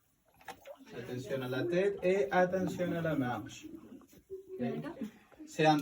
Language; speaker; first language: French; non-native, learner; Spanish